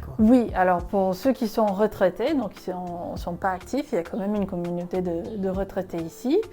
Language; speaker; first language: French; non-native, fluent; Spanish